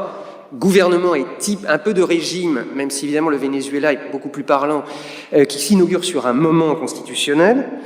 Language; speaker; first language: French; native; French